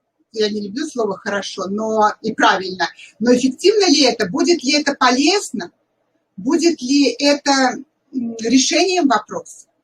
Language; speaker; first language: Russian; native; Russian